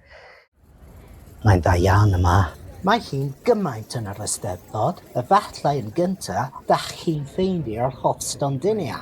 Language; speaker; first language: Welsh; non-native, learner; English